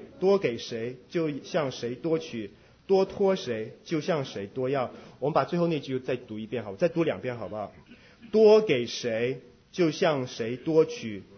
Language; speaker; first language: Chinese; non-native, fluent; Korean